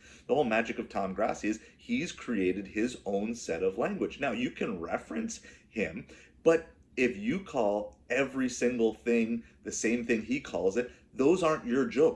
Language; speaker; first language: English; native; English